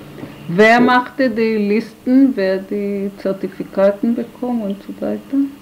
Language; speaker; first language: German; non-native, fluent; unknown